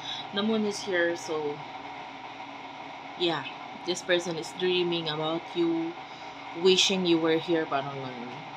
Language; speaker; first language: English; non-native, local second language; Filipino